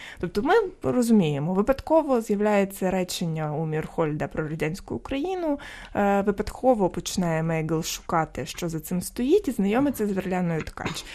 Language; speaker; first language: Ukrainian; native; Ukrainian